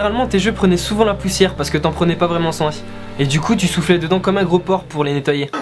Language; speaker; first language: French; native; French